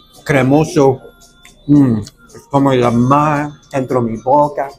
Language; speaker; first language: Spanish; non-native, learner; English